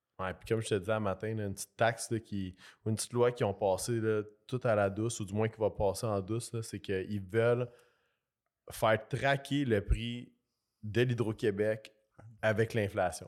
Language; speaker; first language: French; native; French